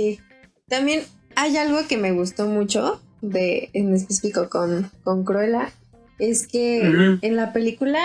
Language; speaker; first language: Spanish; native; Spanish